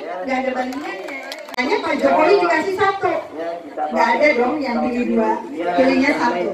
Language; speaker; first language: Indonesian; native; Indonesian